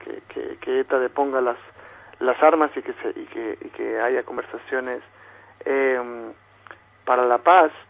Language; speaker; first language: Spanish; native; Spanish